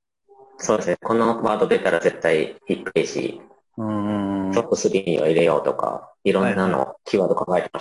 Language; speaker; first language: Japanese; native; Japanese